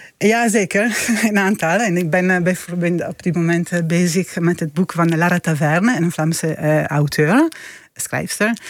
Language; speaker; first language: Dutch; non-native, fluent; Italian